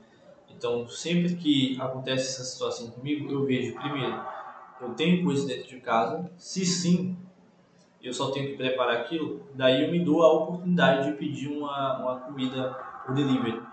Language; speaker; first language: Portuguese; native; Portuguese